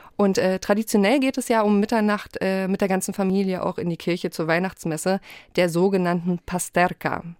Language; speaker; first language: German; early bilingual, other home language; Polish